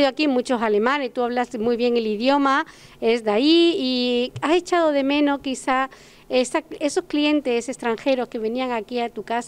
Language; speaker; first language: Spanish; native; Spanish